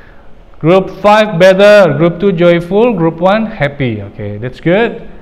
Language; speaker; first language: English; non-native, fluent; Indonesian